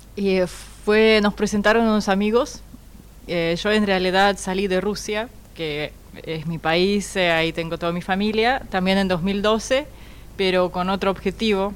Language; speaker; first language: Spanish; non-native, fluent; Russian